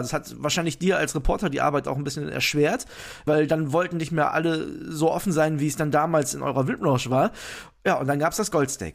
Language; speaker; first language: German; native; German